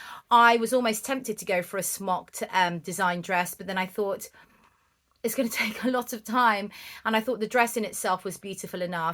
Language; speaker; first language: English; native; English